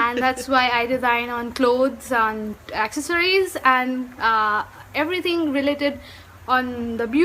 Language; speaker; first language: English; non-native, local second language; Bangla